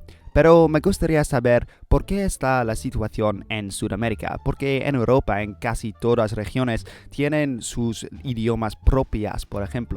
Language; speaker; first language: Spanish; non-native, learner; English